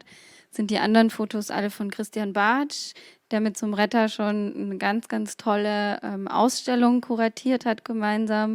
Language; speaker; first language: German; native; German